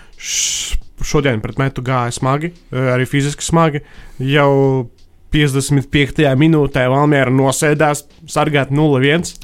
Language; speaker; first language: Latvian; non-native, local second language; Russian